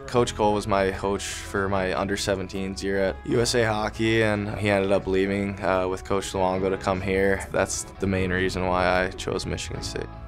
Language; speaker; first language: English; native; English